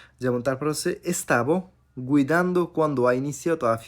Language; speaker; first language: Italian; non-native, fluent; Bangla